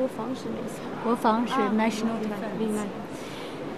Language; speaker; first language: Chinese; native; Chinese